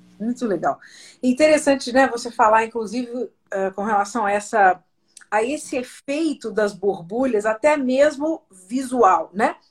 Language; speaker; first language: Portuguese; native; Portuguese